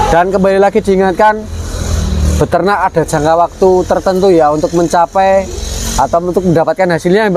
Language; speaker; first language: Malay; non-native, local second language; Javanese